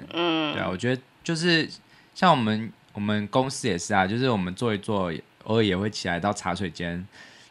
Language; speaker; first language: Chinese; native; Chinese